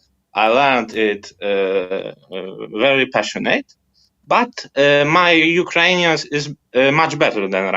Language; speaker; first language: English; non-native, fluent; Polish